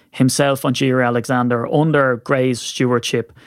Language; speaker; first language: English; native; English